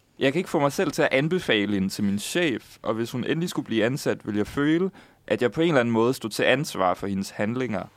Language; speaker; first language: Danish; native; Danish